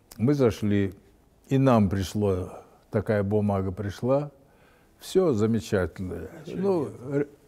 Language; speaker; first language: Russian; native; Russian